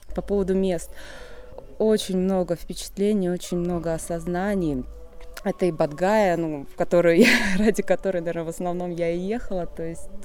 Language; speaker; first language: Russian; native; Russian